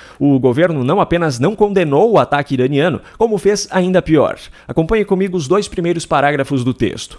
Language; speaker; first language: Portuguese; native; Portuguese